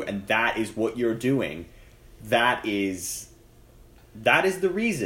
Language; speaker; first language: English; native; English